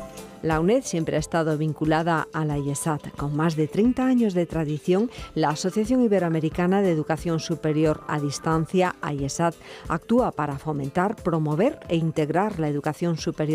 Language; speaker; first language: Spanish; native; Spanish